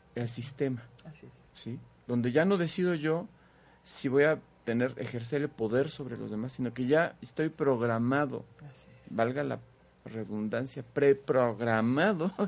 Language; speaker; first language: Spanish; native; Spanish